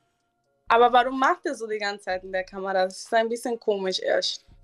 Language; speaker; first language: German; non-native, learner; Spanish